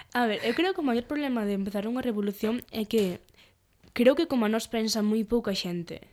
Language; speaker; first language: Galician; non-native, local second language; Spanish